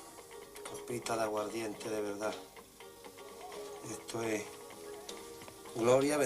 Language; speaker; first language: Spanish; native; Spanish